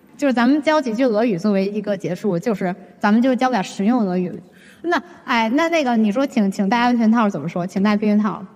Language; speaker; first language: Chinese; native; Chinese